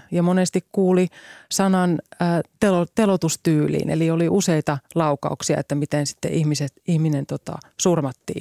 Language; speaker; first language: Finnish; native; Finnish